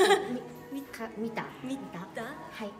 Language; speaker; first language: Japanese; native; Japanese